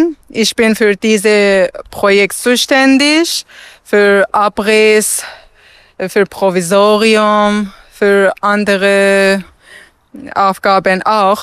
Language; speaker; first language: German; non-native, learner; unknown